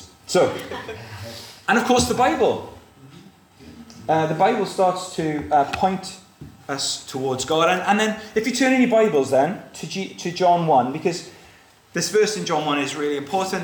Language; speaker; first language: English; native; English